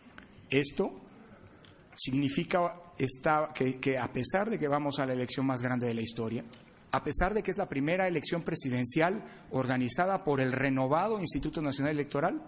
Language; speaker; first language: Spanish; native; Spanish